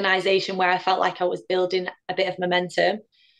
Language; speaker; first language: English; native; English